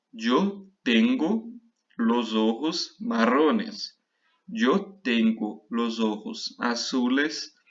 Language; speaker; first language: Spanish; non-native, fluent; Portuguese